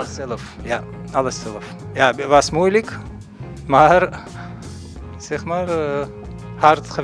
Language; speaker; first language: Dutch; non-native, learner; Russian